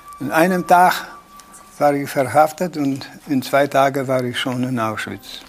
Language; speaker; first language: German; non-native, learner; Polish